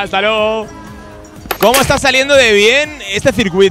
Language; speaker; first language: Spanish; native; Spanish